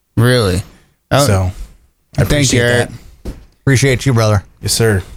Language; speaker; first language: English; native; English